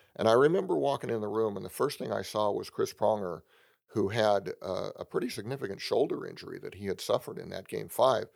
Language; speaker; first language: English; native; English